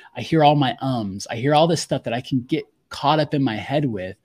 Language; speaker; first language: English; native; English